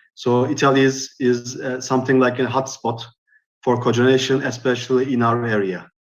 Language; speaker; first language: English; non-native, fluent; Turkish